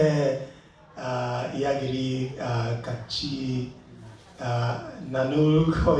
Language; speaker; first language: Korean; non-native, learner; English